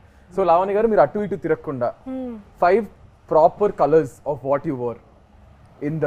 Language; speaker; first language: Telugu; native; Telugu